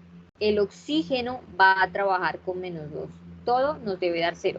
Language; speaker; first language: Spanish; native; Spanish